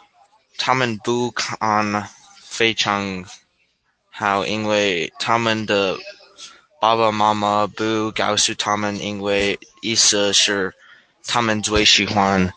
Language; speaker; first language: Chinese; non-native, learner; English